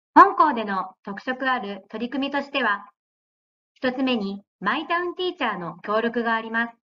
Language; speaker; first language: Japanese; native; Japanese